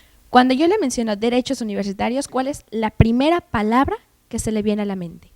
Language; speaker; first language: Spanish; native; Spanish